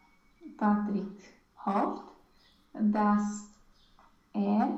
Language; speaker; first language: German; non-native, learner; Romanian